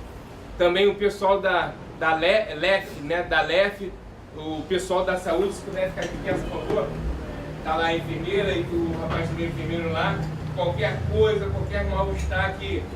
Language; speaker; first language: Portuguese; native; Portuguese